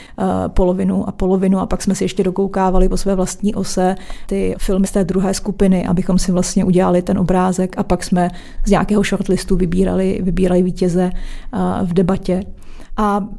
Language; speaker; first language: Czech; native; Czech